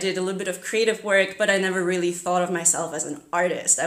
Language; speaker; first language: English; non-native, fluent; German